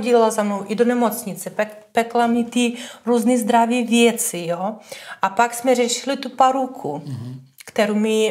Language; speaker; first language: Czech; non-native, fluent; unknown